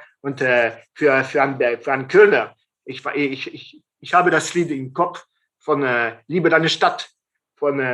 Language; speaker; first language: German; non-native, fluent; French